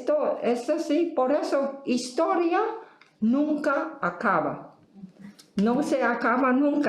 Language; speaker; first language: Spanish; non-native, fluent; Chinese